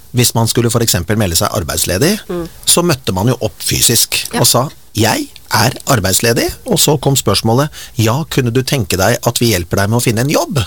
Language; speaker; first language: Norwegian; native; Norwegian